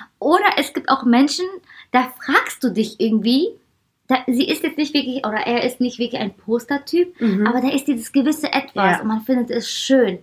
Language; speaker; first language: German; early bilingual, other home language; Persian